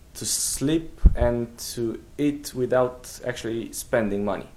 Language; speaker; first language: English; non-native, fluent; Romanian